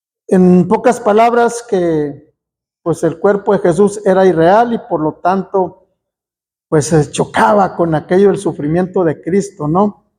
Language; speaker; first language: Spanish; native; Spanish